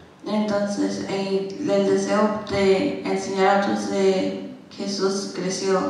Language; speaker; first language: Spanish; non-native, learner; English